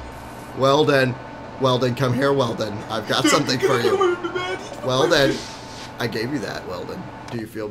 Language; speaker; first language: English; native; English